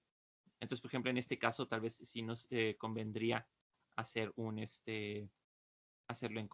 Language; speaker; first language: Spanish; native; Spanish